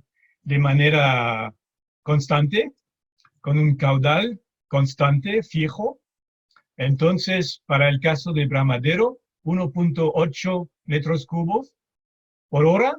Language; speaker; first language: Spanish; non-native, fluent; French